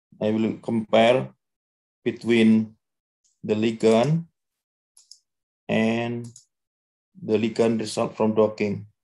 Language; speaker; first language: English; non-native, learner; Indonesian